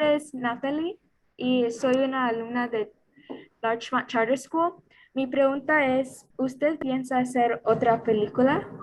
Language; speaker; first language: Spanish; non-native, learner; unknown